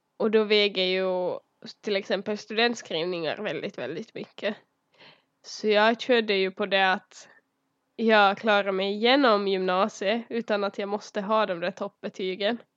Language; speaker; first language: Swedish; early bilingual, other home language; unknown